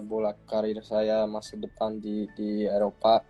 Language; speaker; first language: Indonesian; early bilingual, heritage; English